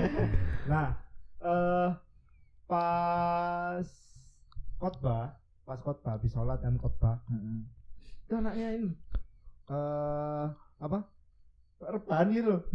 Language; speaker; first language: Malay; non-native, local second language; Javanese